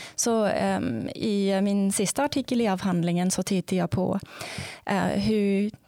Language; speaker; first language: Swedish; non-native, fluent; English